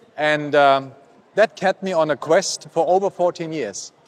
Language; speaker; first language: English; non-native, fluent; German